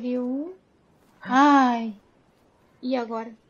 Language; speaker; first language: Spanish; non-native, learner; Portuguese